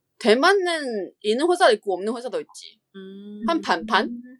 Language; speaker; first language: Korean; non-native, fluent; Chinese